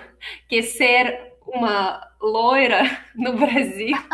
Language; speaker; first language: Portuguese; non-native, fluent; Russian